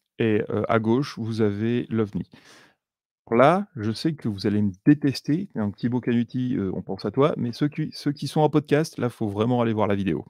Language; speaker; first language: French; native; French